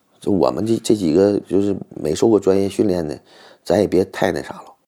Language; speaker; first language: Chinese; native; Chinese